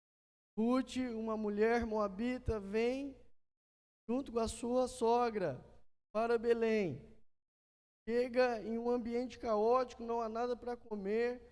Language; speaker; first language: Portuguese; native; Portuguese